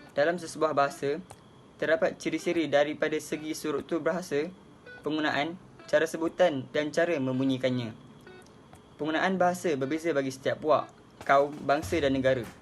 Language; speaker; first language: Malay; native; Malay